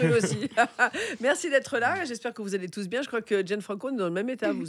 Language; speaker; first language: French; native; French